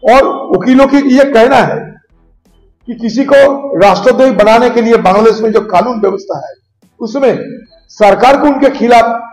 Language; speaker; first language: Hindi; non-native, local second language; Bangla